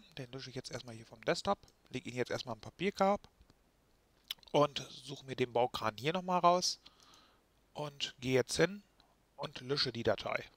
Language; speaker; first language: German; native; German